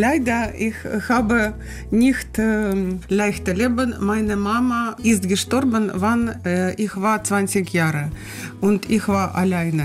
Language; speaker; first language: German; non-native, learner; Russian